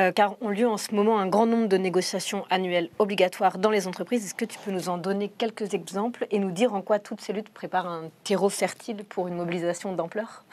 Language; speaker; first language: French; native; French